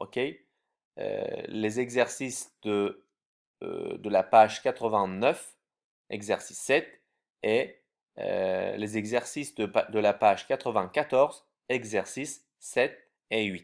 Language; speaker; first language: French; non-native, fluent; Turkish